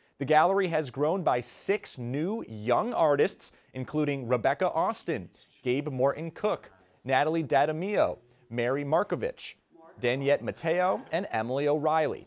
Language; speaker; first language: English; native; English